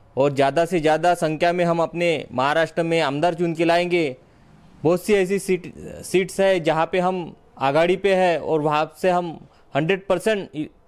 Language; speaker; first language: Hindi; non-native, local second language; Marathi